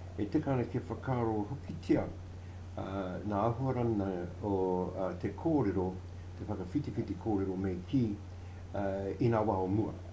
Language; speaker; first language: Māori; non-native, local second language; English